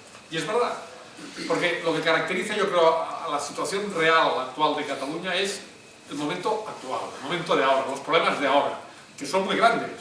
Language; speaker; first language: Spanish; native; Spanish